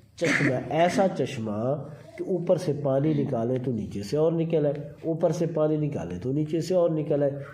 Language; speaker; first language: Urdu; non-native, local second language; Saraiki